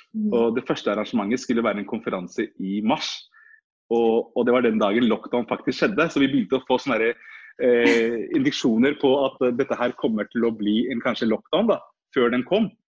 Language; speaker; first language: Norwegian; early bilingual, other home language; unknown